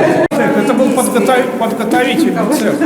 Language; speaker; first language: Russian; native; Russian